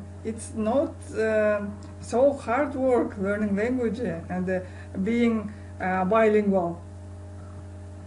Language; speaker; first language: English; non-native, learner; Kazakh